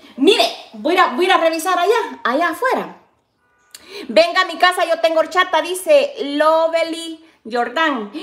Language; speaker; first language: Spanish; native; Spanish